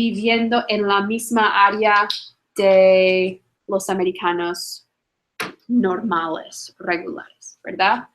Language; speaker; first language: Spanish; non-native, fluent; English